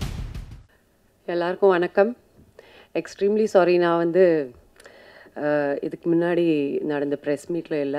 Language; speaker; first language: Tamil; non-native, fluent; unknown